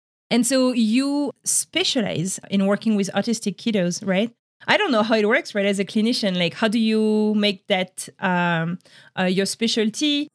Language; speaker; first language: English; non-native, fluent; French